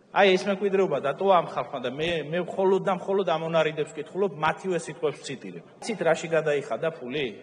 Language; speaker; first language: Georgian; native; Georgian